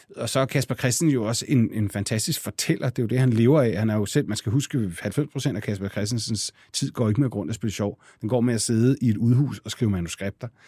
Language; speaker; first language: Danish; native; Danish